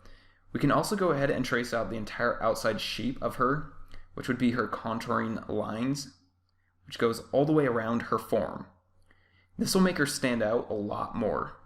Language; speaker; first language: English; native; English